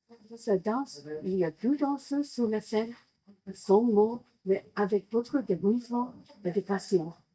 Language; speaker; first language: French; non-native, learner; English